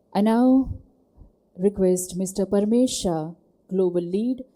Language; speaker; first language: English; non-native, local second language; Gujarati